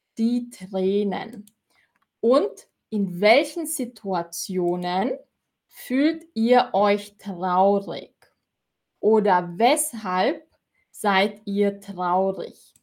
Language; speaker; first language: German; native; German